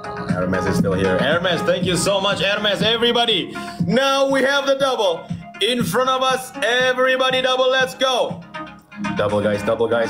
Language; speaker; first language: English; non-native, fluent; Indonesian